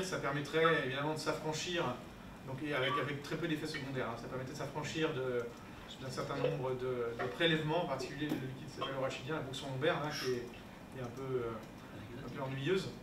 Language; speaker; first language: French; native; French